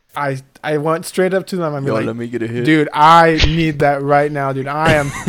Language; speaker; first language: English; native; English